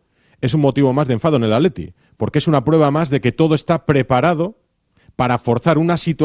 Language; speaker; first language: Spanish; native; Spanish